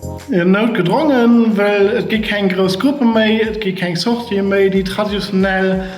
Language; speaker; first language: German; non-native, local second language; Luxembourgish